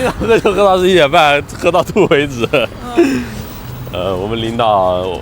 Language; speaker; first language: Chinese; native; Chinese